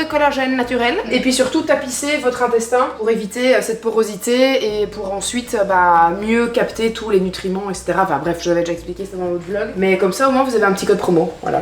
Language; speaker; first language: French; native; French